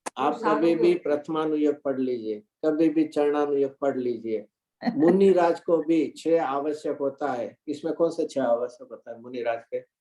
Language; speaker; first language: Hindi; non-native, local second language; Gujarati